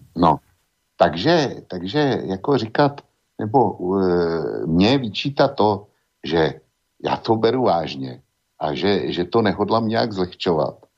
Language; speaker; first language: Czech; native; Czech